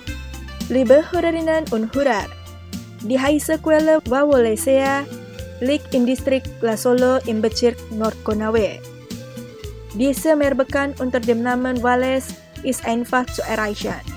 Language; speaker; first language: German; non-native, fluent; Indonesian